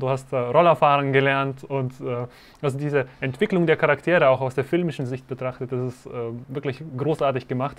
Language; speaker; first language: German; native; German